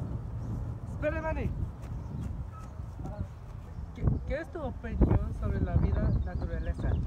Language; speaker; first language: Spanish; non-native, learner; English